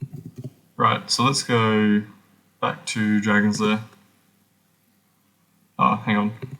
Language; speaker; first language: English; native; English